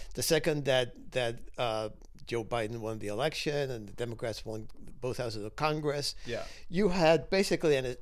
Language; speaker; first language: English; early bilingual, other home language; Spanish